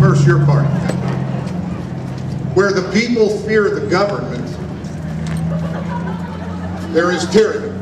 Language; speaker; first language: English; native; English